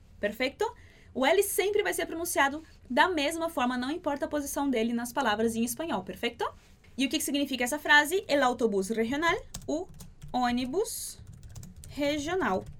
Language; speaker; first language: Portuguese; native; Portuguese